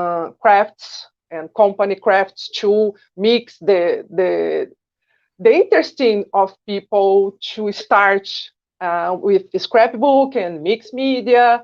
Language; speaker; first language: English; non-native, learner; Portuguese